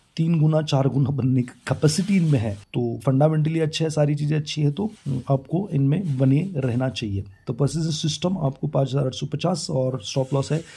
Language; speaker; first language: Hindi; non-native, local second language; Marathi